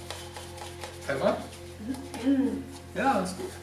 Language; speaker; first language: German; non-native, fluent; Georgian